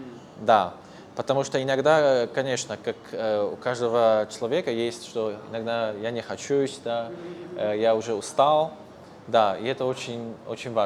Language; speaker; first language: Russian; non-native, fluent; Polish